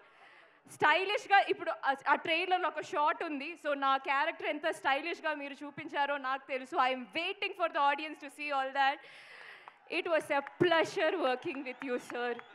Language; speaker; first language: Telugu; non-native, fluent; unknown